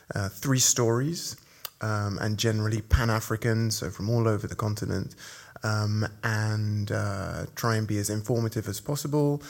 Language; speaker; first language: English; native; English